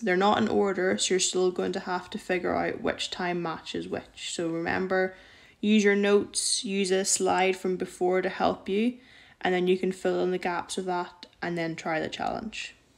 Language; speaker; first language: English; native; English